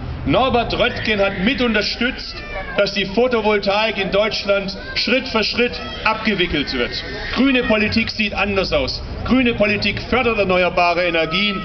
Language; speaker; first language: German; early bilingual, other home language; Turkish